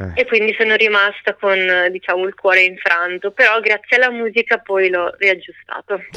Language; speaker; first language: Italian; native; Italian